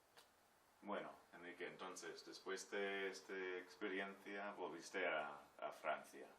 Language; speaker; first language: Spanish; non-native, fluent; English